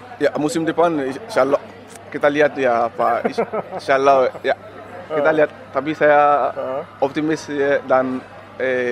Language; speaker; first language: Indonesian; non-native, learner; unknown